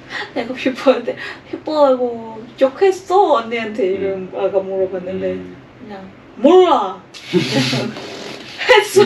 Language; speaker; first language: Korean; non-native, learner; Thai